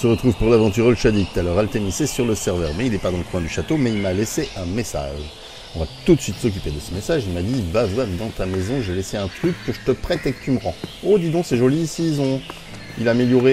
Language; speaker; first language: French; native; French